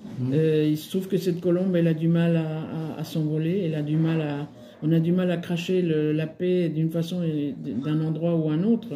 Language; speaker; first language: French; early bilingual, other home language; Spanish